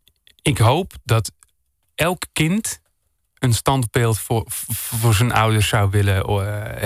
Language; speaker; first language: Dutch; native; Dutch